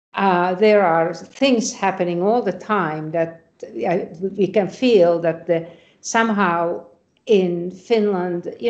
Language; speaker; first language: English; non-native, fluent; Finnish